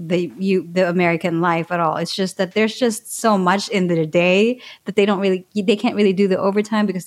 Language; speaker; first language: English; non-native, local second language; Filipino